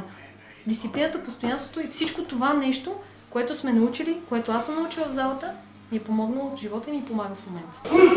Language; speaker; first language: Bulgarian; native; Bulgarian